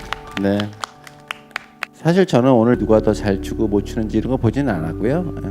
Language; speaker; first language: Korean; native; Korean